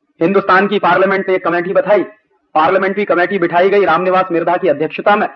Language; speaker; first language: Hindi; native; Hindi